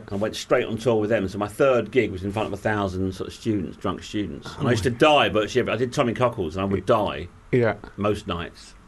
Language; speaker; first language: English; native; English